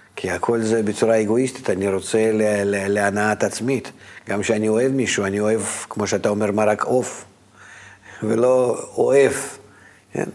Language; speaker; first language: Hebrew; non-native, fluent; Russian